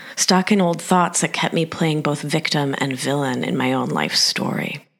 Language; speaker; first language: English; early bilingual, other home language; Spanish